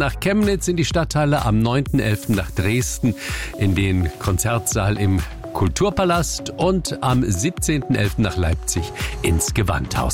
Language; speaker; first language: German; native; German